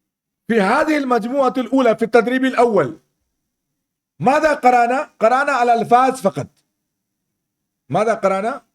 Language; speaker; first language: Arabic; non-native, fluent; Urdu